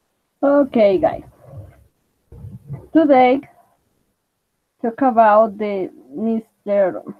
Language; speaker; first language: English; non-native, learner; Spanish